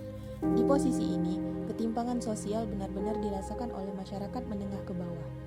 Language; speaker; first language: Indonesian; native; Indonesian